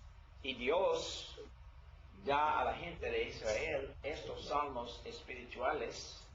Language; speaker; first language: Spanish; non-native, learner; English